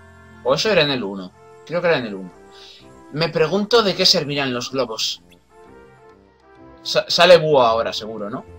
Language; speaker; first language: Spanish; native; Spanish